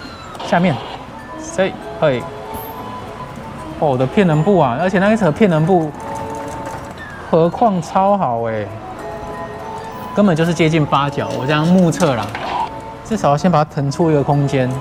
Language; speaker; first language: Chinese; native; Chinese